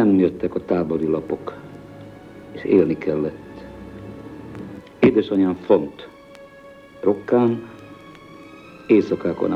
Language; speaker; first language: Hungarian; native; Hungarian